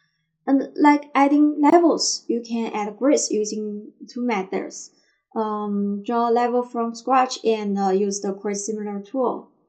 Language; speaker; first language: English; non-native, fluent; Chinese